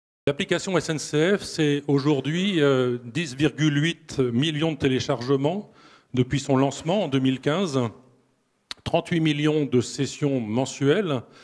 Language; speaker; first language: French; native; French